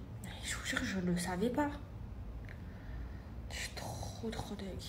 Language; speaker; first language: French; native; French